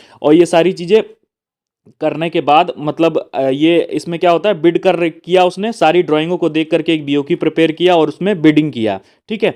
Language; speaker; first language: Hindi; native; Hindi